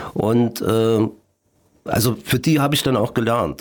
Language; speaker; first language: German; native; German